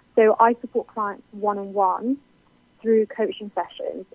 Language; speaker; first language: English; native; English